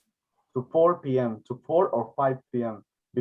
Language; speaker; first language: English; non-native, learner; Spanish